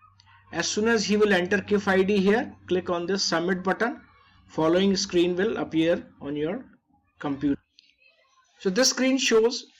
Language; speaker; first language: English; non-native, local second language; Hindi